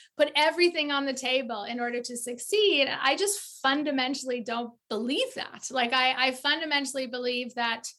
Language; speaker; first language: English; native; English